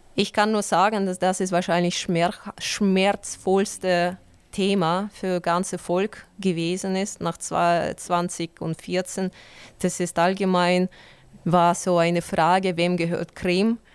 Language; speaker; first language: German; non-native, fluent; Ukrainian